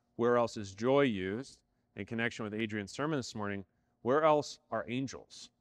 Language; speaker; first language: English; native; English